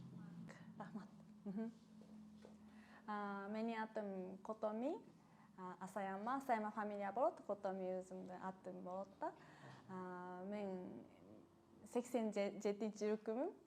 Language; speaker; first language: Kyrgyz; non-native, fluent; Japanese